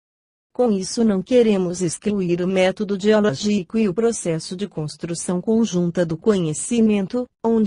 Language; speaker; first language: Portuguese; native; Portuguese